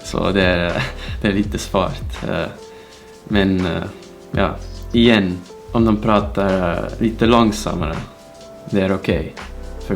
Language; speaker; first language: Swedish; non-native, learner; English